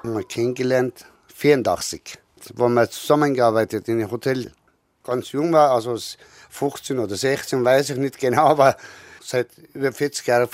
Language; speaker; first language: German; non-native, learner; Turkish